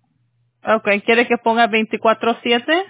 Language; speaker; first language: Spanish; early bilingual, heritage; Spanish